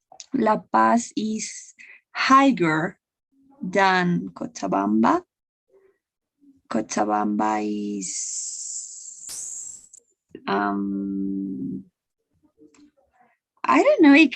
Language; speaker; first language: English; non-native, learner; Spanish